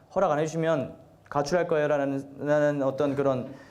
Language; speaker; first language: Korean; native; Korean